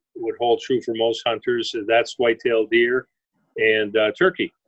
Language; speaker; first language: English; native; English